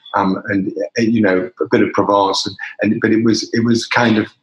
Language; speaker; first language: English; native; English